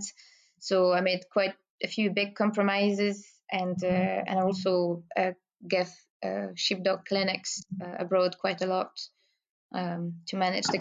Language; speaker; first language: English; non-native, fluent; French